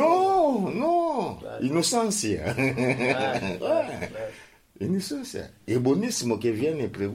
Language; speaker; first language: Spanish; non-native, learner; Lingala